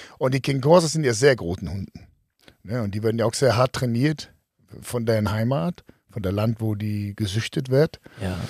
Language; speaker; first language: German; non-native, fluent; Danish